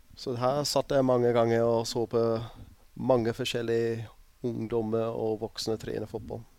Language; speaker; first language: Norwegian; non-native, fluent; English